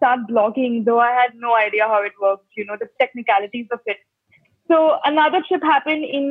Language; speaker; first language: English; non-native, local second language; Hindi